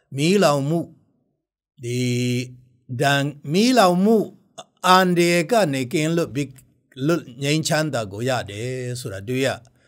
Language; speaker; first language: Burmese; non-native, local second language; Tedim Chin